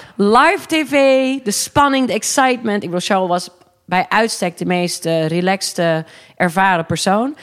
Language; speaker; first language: Dutch; early bilingual, other home language; English